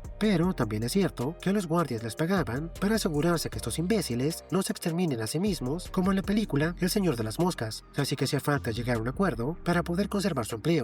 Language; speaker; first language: Spanish; native; Spanish